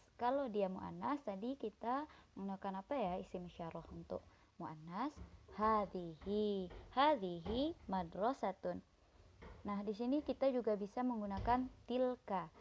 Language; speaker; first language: Indonesian; native; Indonesian